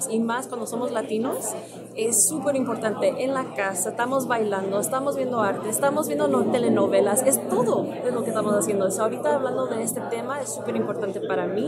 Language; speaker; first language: Spanish; early bilingual, heritage; Spanish